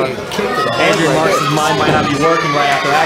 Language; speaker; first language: English; native; English